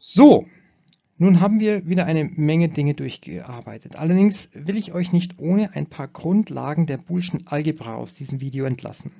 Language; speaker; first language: German; native; German